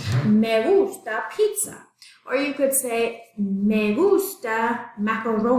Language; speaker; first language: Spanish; non-native, fluent; English